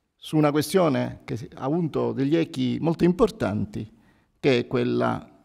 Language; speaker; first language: Italian; native; Italian